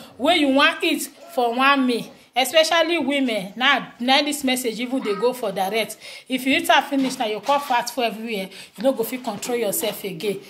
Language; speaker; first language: Nigerian Pidgin; native; Nigerian Pidgin